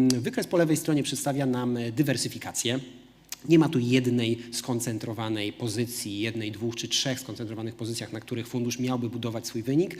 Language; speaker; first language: Polish; native; Polish